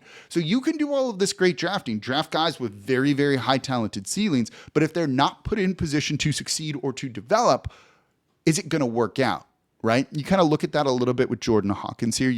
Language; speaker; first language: English; native; English